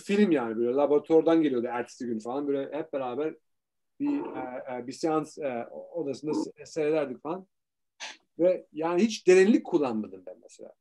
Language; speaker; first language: Turkish; early bilingual, heritage; Turkish